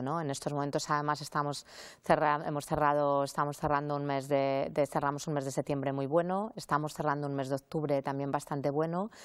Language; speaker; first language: Spanish; native; Spanish